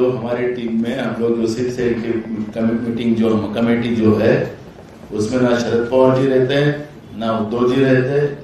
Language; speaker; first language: Hindi; non-native, local second language; Marathi